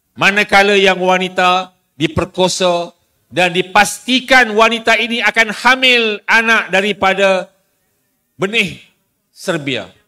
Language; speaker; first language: Malay; native; Malay